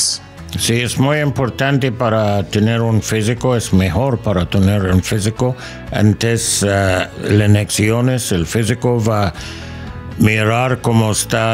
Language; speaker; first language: Spanish; non-native, learner; English